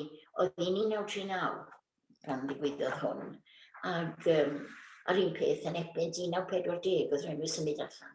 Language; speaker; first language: Welsh; native; Welsh